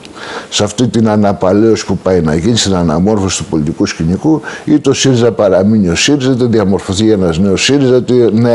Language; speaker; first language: Greek; native; Greek